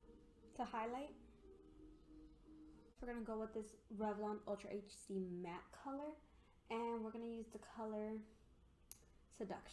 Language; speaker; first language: English; native; English